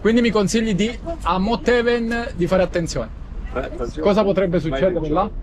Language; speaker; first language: Italian; native; Italian